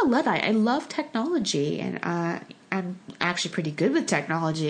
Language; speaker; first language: English; early bilingual, other home language; Korean